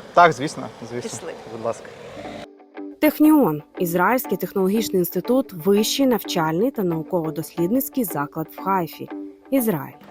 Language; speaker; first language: Ukrainian; native; Ukrainian